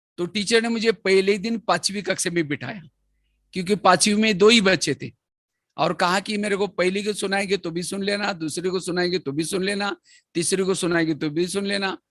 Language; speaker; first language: Hindi; non-native, local second language; Marathi